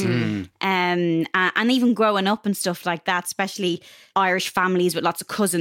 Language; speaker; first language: English; native; English